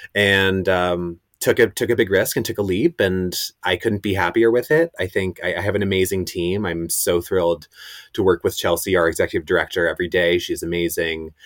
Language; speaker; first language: English; native; English